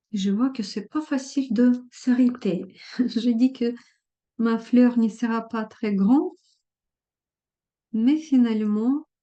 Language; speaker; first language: French; non-native, fluent; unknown